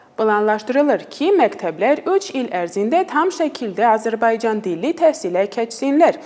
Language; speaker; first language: Azerbaijani; non-native, fluent; Armenian